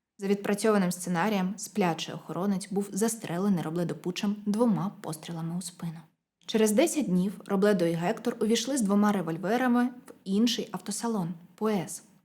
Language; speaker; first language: Ukrainian; non-native, local second language; Russian